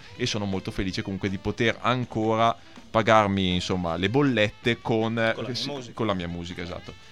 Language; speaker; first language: Italian; native; Italian